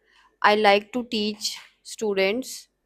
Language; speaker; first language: English; non-native, learner; Urdu